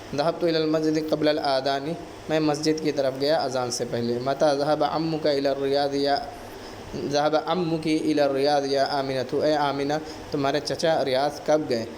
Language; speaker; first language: Urdu; native; Urdu